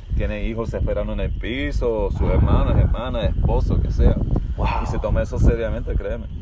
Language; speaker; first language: Spanish; early bilingual, heritage; Spanish